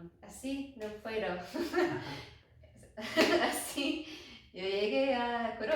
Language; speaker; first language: Spanish; non-native, learner; English